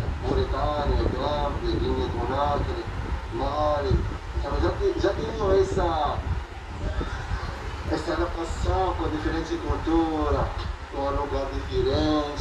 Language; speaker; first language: Portuguese; non-native, learner; Arabic